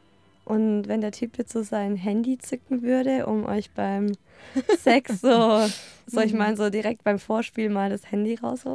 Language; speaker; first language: German; native; German